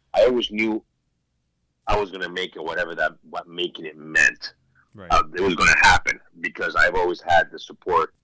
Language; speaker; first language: English; early bilingual, other home language; Spanish